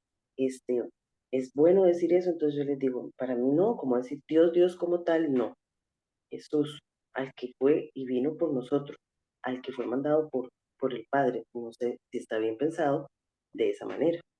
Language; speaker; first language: Spanish; native; Spanish